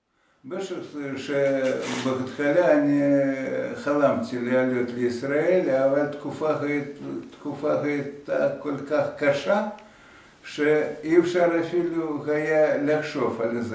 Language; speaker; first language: Hebrew; non-native, fluent; Russian